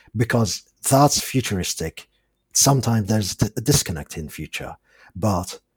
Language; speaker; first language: English; non-native, fluent; Arabic